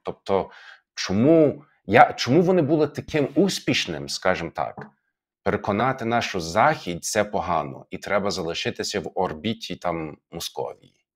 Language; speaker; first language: Ukrainian; non-native, fluent; English